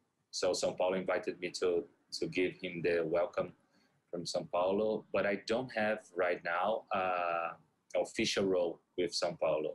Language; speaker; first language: English; non-native, fluent; Portuguese